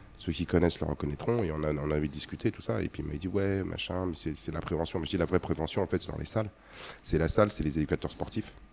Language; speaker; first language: French; native; French